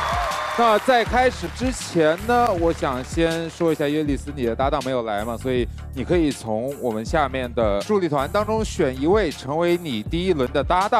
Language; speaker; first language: Chinese; native; Chinese